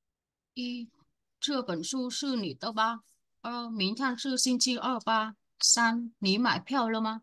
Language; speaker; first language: Chinese; non-native, learner; Vietnamese